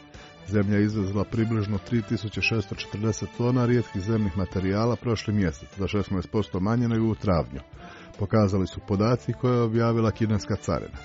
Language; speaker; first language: Croatian; non-native, fluent; Chinese